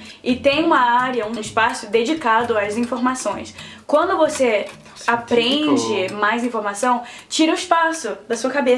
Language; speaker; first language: Portuguese; early bilingual, heritage; Portuguese